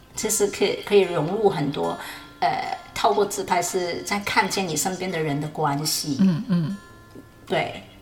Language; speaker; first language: Chinese; non-native, fluent; Cantonese